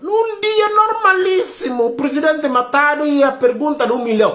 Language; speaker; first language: Portuguese; non-native, local second language; Upper Guinea Crioulo